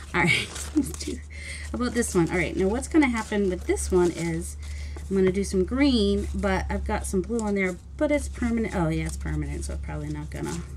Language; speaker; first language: English; native; English